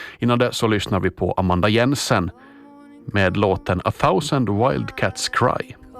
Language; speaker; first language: Swedish; native; Swedish